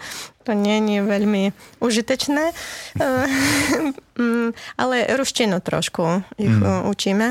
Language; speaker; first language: Slovak; non-native, fluent; Latvian